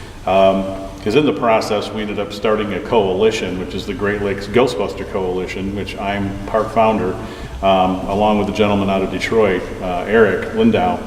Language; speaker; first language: English; native; English